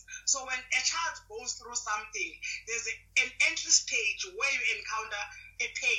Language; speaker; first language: English; non-native, local second language; Xhosa